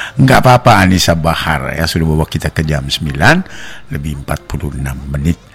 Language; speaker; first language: Indonesian; non-native, local second language; Javanese